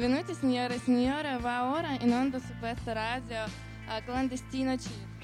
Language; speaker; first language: Italian; non-native, learner; Russian